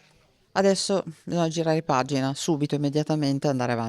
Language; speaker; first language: Italian; native; Italian